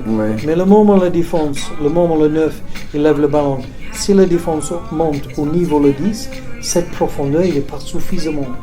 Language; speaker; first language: French; non-native, fluent; English